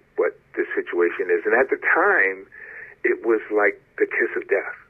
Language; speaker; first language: English; native; English